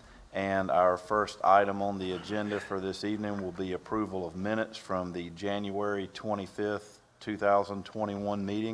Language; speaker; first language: English; native; English